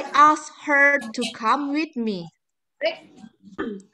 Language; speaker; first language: English; non-native, fluent; Indonesian